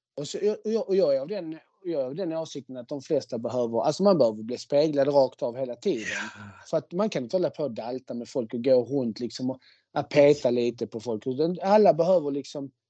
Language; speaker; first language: Swedish; native; Swedish